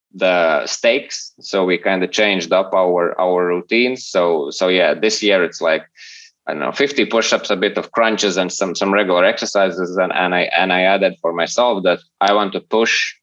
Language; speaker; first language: English; non-native, fluent; Latvian